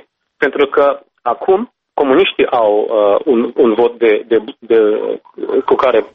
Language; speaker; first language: Romanian; non-native, fluent; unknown